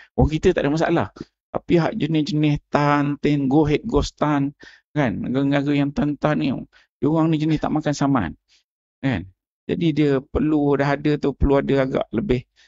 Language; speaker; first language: Malay; native; Malay